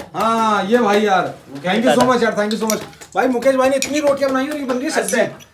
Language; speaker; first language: Hindi; native; Hindi